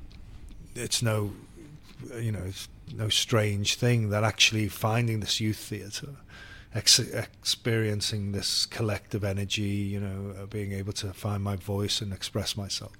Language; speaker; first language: English; native; English